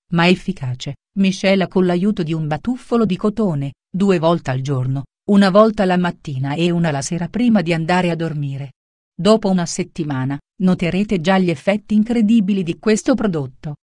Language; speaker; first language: Italian; native; Italian